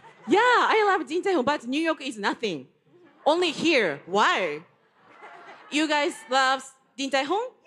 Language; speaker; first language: English; non-native, learner; Japanese